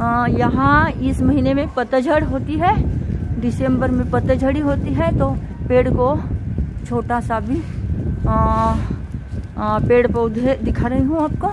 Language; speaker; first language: Hindi; non-native, local second language; Marathi